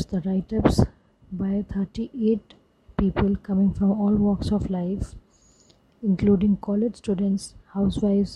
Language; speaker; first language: English; non-native, local second language; Hindi